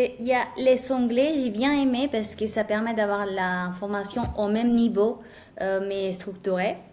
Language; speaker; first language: French; non-native, fluent; Spanish